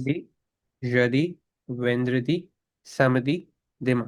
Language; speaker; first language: French; non-native, learner; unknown